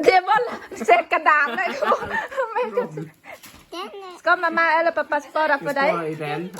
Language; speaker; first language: Swedish; non-native, learner; Thai